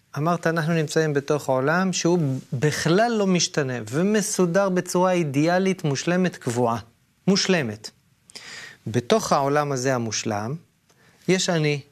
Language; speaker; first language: Hebrew; native; Hebrew